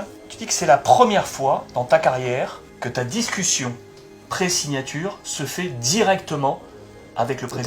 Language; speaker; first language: French; native; French